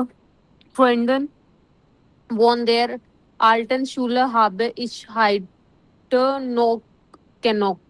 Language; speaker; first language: German; non-native, learner; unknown